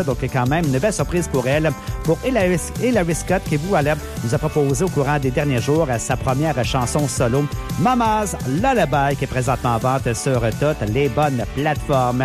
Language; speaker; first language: French; native; French